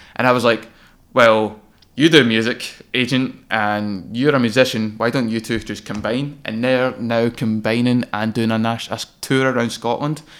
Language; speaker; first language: English; native; English